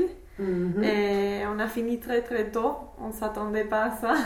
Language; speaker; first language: French; non-native, fluent; English